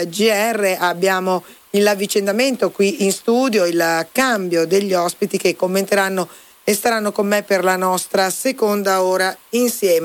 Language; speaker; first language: Italian; native; Italian